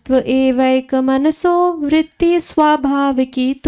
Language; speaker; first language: Hindi; native; Hindi